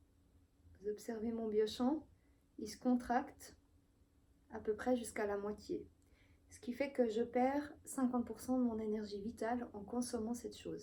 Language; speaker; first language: French; native; French